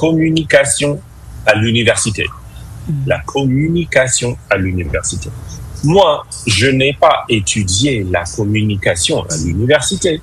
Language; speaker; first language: French; non-native, fluent; English